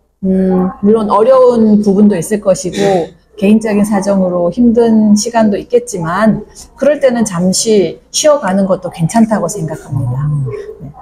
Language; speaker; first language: Korean; native; Korean